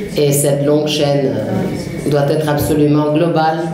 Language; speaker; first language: French; non-native, fluent; Spanish